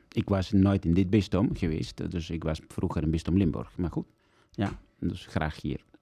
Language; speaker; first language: Dutch; non-native, fluent; Italian